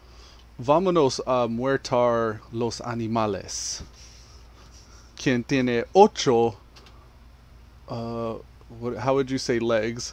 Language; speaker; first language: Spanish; non-native, learner; English